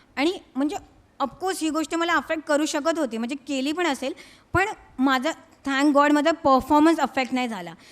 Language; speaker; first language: Marathi; native; Marathi